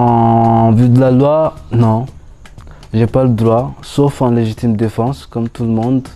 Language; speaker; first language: French; non-native, local second language; Malagasy